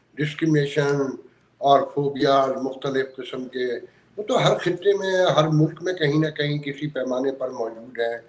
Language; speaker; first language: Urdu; native; Urdu